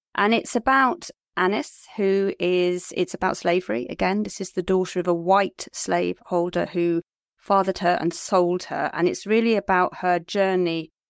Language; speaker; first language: English; native; English